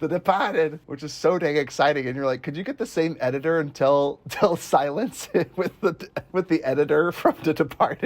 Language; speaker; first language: English; native; English